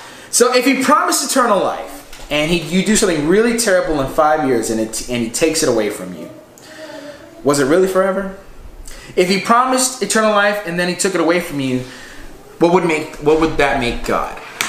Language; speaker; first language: English; native; English